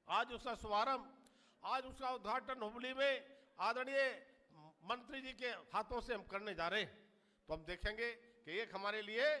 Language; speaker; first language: Hindi; native; Hindi